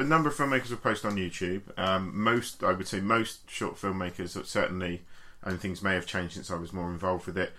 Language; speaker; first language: English; native; English